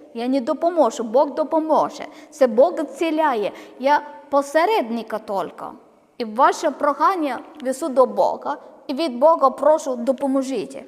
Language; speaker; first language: Ukrainian; non-native, learner; Malayalam